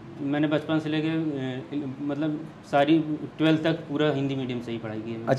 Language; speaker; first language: Hindi; native; Hindi